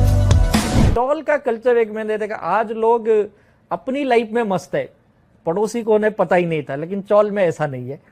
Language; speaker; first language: Hindi; native; Hindi